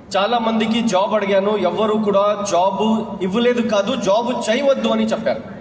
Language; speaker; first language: Telugu; non-native, local second language; Urdu